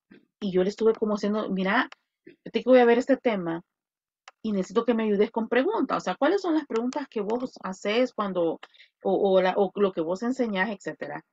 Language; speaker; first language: Spanish; native; Spanish